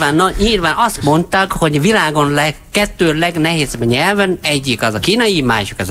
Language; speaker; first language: Hungarian; non-native, learner; Chinese